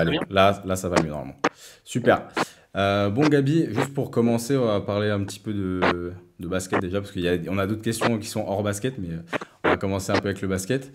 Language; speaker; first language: French; native; French